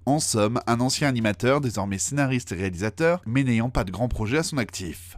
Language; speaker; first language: French; native; French